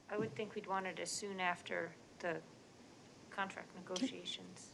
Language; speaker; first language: English; native; English